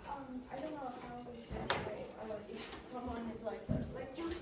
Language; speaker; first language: English; non-native, learner; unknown